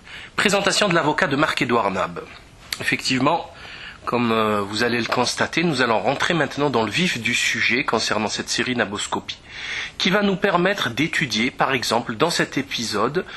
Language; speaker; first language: French; native; French